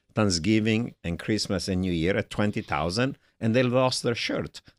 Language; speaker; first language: English; non-native, fluent; Italian